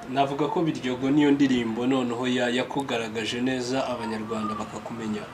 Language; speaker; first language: Kinyarwanda; native; Kinyarwanda